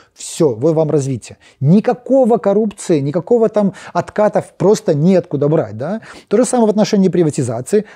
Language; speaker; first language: Russian; non-native, local second language; Polish